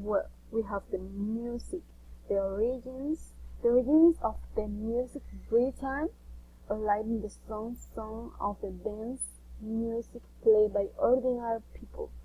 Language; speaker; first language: English; non-native, learner; Spanish